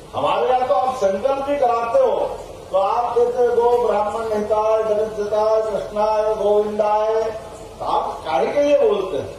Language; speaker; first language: Hindi; native; Hindi